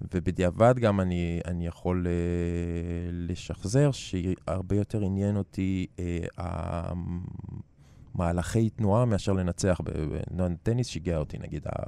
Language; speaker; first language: Hebrew; native; Hebrew